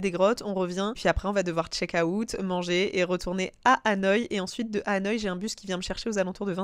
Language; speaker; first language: French; native; French